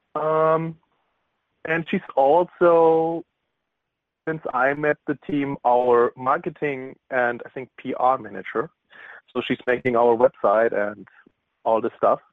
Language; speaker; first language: English; non-native, fluent; German